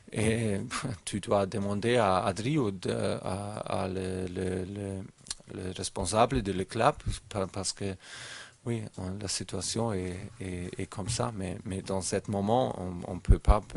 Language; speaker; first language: French; non-native, learner; German